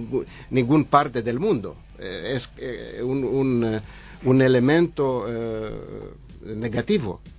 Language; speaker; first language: Spanish; non-native, learner; Greek